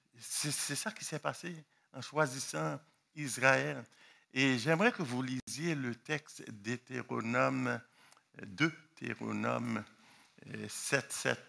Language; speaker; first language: French; non-native, local second language; Haitian Creole